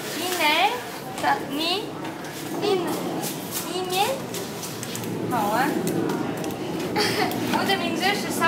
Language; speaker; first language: Chinese; non-native, learner; French